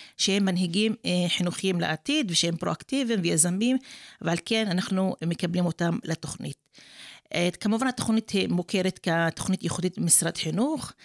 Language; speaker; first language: Hebrew; non-native, local second language; Arabic